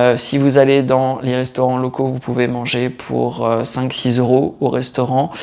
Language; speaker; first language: French; native; French